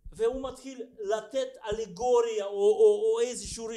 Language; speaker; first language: Hebrew; non-native, fluent; Russian